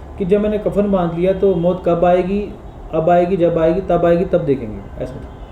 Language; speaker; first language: Hindi; non-native, local second language; Punjabi